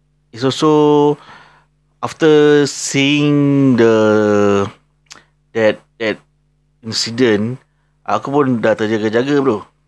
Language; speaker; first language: English; non-native, local second language; Malay